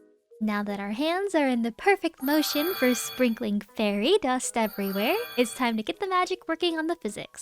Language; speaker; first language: English; native; English